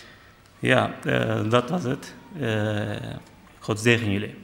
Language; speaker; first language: Dutch; non-native, fluent; Turkish